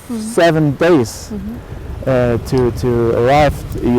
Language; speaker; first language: English; non-native, learner; German